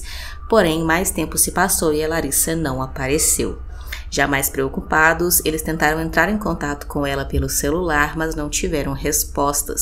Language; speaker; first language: Portuguese; native; Portuguese